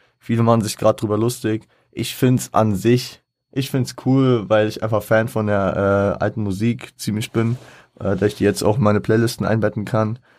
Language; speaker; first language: German; native; German